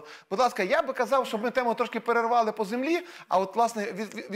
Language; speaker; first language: Ukrainian; native; Ukrainian